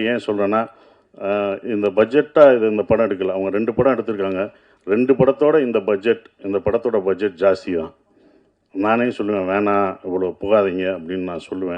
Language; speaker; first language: Tamil; native; Tamil